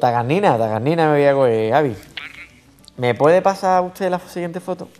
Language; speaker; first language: Spanish; native; Spanish